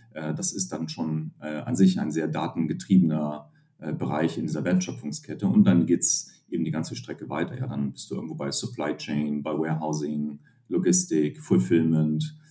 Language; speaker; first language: German; native; German